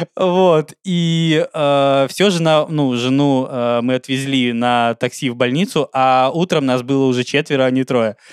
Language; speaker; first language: Russian; native; Russian